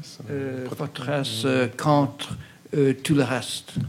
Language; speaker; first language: French; non-native, fluent; English